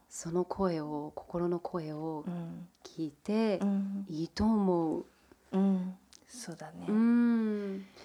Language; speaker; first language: Japanese; early bilingual, heritage; English